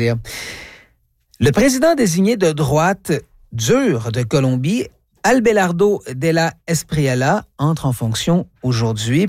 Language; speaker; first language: French; native; French